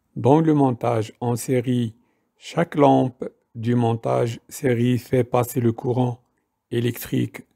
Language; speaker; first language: French; non-native, local second language; Arabic